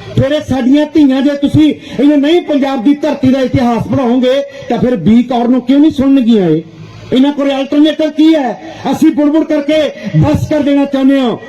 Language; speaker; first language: Punjabi; non-native, local second language; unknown